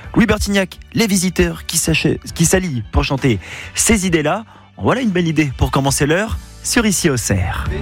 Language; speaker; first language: French; native; French